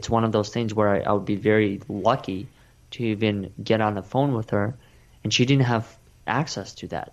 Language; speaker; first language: English; early bilingual, other home language; Russian